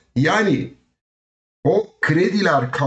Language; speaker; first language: Turkish; native; Turkish